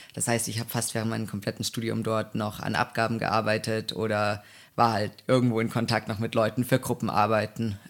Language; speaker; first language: German; native; German